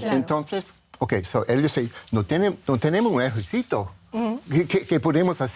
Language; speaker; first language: Spanish; non-native, learner; English